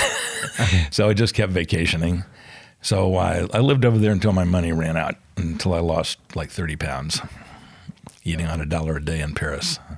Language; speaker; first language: English; native; English